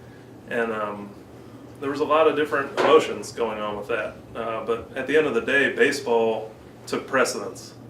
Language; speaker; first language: English; native; English